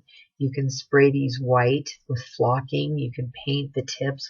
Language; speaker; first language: English; native; English